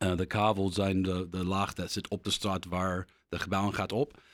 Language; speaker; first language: Dutch; non-native, learner; English